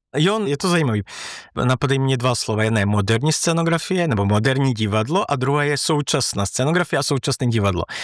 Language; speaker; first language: Czech; non-native, fluent; Serbian